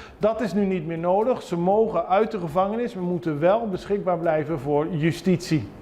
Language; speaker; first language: Dutch; non-native, local second language; Papiamento